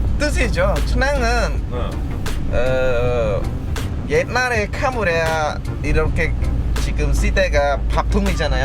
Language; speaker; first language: Korean; non-native, learner; Khmer